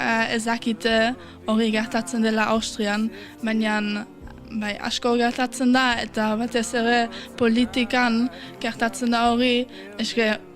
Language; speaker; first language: Basque; non-native, fluent; German